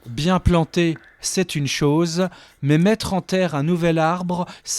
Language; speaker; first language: French; native; French